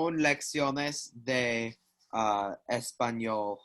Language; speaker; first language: Spanish; non-native, learner; English